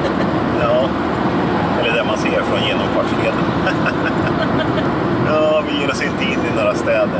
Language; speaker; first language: Swedish; native; Swedish